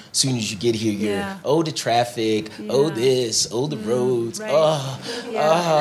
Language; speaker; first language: English; native; English